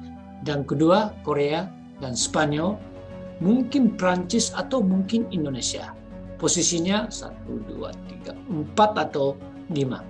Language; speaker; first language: Indonesian; non-native, fluent; Japanese